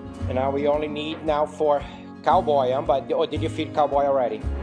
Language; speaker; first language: English; non-native, fluent; Portuguese